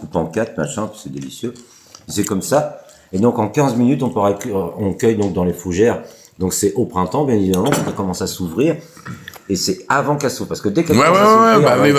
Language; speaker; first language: French; native; French